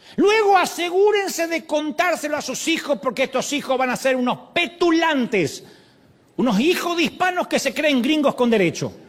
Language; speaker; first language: Spanish; native; Spanish